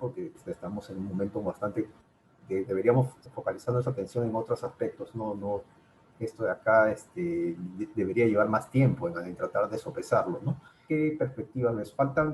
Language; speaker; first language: Spanish; native; Spanish